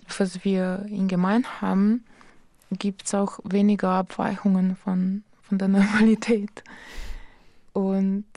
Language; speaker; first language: German; non-native, fluent; Slovenian